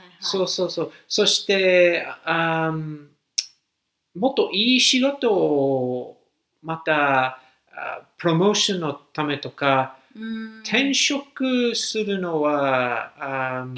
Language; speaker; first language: Japanese; non-native, fluent; English